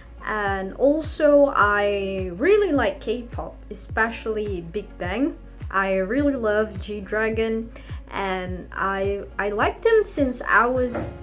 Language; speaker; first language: English; non-native, fluent; Indonesian